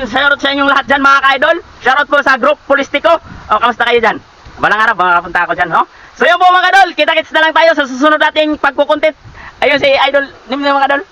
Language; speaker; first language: Filipino; non-native, local second language; Cebuano